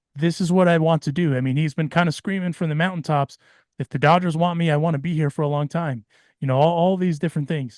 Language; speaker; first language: English; native; English